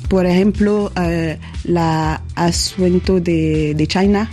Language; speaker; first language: Spanish; non-native, learner; French